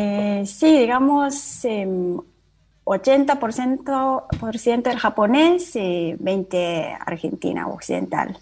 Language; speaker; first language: Spanish; non-native, fluent; Japanese